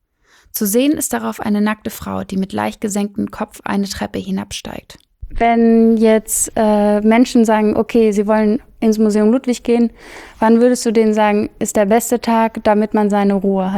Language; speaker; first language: German; native; German